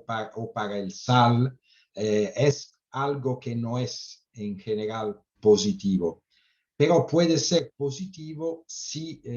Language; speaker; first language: Spanish; non-native, fluent; Italian